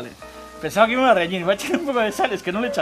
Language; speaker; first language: Spanish; native; Spanish